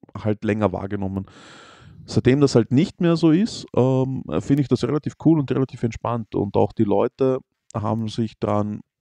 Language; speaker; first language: German; native; German